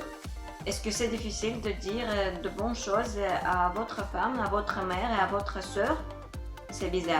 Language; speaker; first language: French; non-native, fluent; Russian